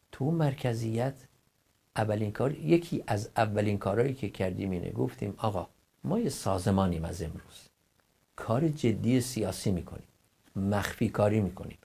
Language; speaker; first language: Persian; non-native, local second language; Kurdish